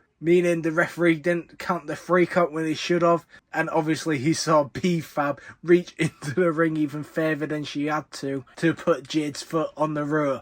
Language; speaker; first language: English; native; English